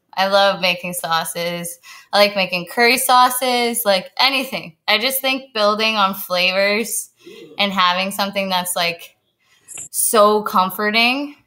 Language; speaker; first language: English; native; English